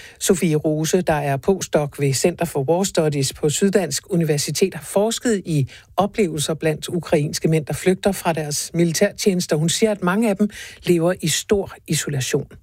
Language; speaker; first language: Danish; native; Danish